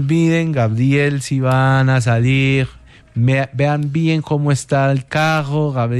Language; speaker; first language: Spanish; native; Spanish